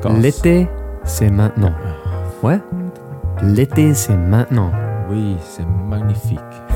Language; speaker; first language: French; non-native, learner; German